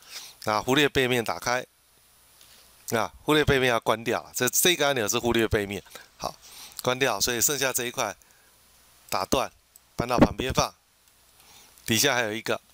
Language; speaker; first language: Chinese; native; Chinese